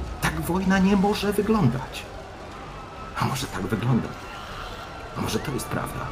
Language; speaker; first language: Polish; native; Polish